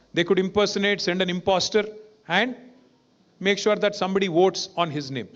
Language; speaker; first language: English; non-native, local second language; Telugu